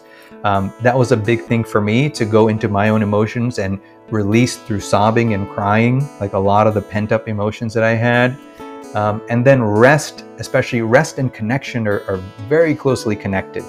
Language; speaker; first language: English; early bilingual, other home language; Malayalam